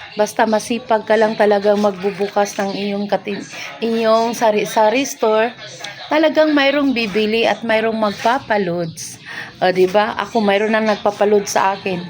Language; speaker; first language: Filipino; non-native, local second language; Cebuano